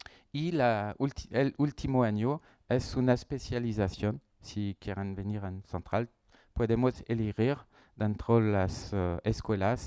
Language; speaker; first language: Spanish; non-native, learner; French